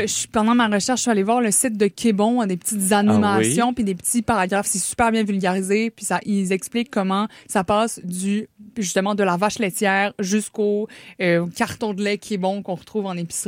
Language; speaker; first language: French; native; French